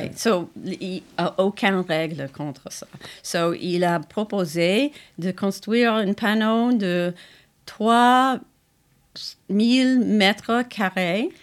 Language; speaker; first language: French; non-native, fluent; English